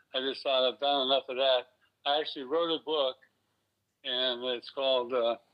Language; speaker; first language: English; native; English